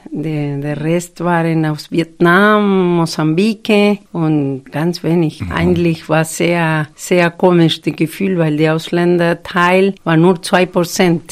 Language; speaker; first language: German; non-native, fluent; Spanish